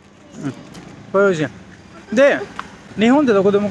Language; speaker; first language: Japanese; non-native, fluent; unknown